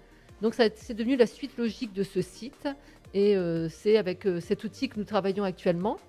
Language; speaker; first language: French; native; French